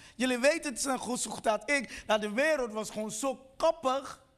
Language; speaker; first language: Dutch; non-native, fluent; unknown